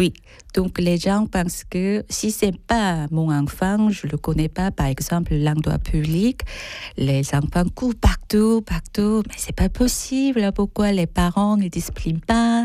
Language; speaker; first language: French; non-native, fluent; Korean